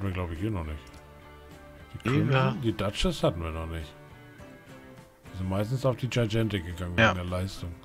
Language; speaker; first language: German; native; German